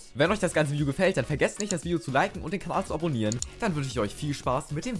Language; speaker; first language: German; native; German